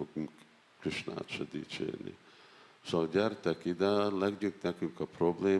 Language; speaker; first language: Hungarian; non-native, learner; English